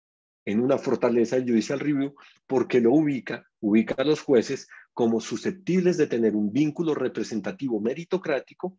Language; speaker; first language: Spanish; native; Spanish